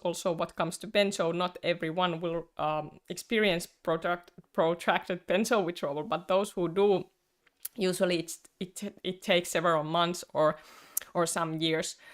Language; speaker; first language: English; non-native, fluent; Finnish